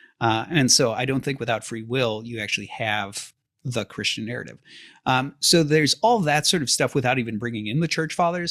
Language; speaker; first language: English; native; English